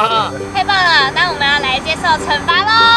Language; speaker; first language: Chinese; native; Chinese